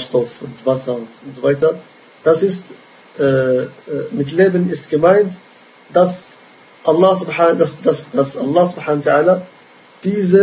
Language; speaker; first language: German; non-native, fluent; Arabic